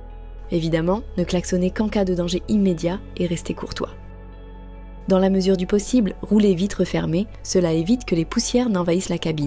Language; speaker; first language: French; native; French